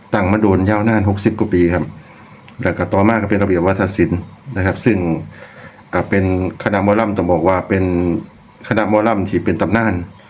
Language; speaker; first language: Thai; non-native, local second language; Lao